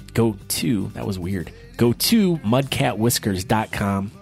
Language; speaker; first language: English; native; English